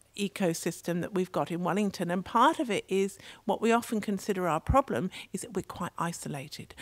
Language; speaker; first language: English; native; English